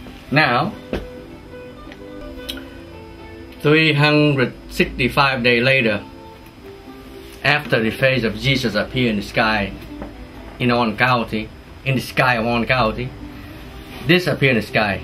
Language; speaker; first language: English; non-native, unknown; Vietnamese